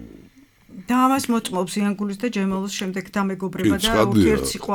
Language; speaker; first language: Georgian; native; Georgian